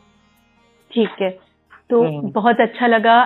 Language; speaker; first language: Hindi; native; Hindi